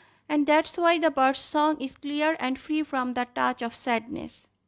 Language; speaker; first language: English; non-native, local second language; Bangla